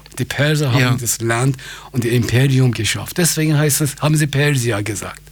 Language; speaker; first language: German; non-native, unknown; Persian